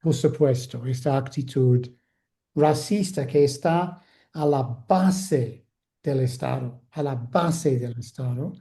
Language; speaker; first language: Spanish; non-native, fluent; English